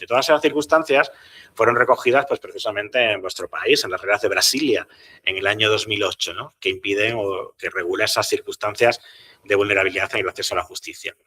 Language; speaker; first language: Spanish; native; Spanish